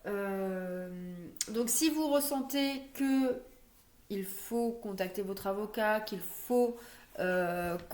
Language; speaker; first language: French; native; French